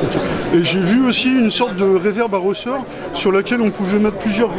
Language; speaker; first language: French; native; French